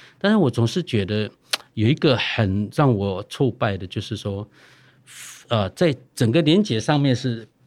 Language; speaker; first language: Chinese; non-native, local second language; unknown